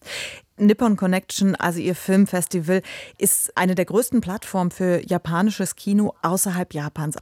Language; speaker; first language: German; native; German